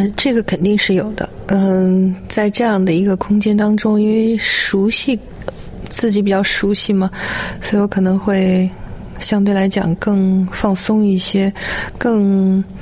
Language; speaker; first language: Chinese; native; Chinese